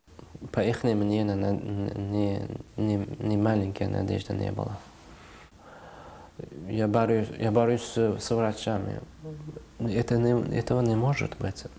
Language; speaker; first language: Russian; non-native, local second language; Uzbek